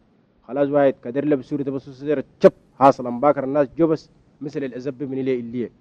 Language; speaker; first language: Arabic; native; Arabic